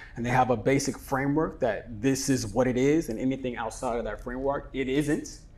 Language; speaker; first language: English; native; English